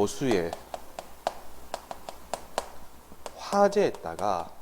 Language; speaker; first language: Korean; native; Korean